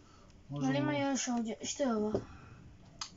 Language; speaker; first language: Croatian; early bilingual, heritage; Croatian